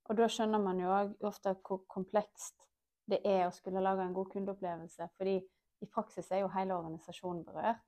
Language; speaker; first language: Norwegian; native; Norwegian